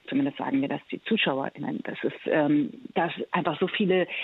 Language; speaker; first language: German; early bilingual, other home language; Persian